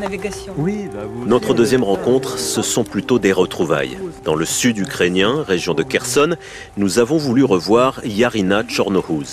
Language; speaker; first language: French; native; French